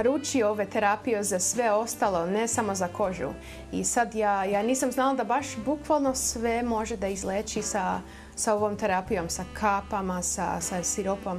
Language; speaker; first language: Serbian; early bilingual, heritage; Serbian